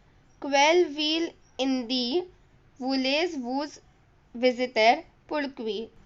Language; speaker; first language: French; non-native, learner; Hindi